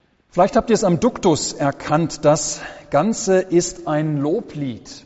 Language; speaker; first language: German; native; German